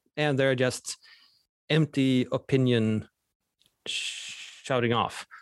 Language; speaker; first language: English; non-native, fluent; Swedish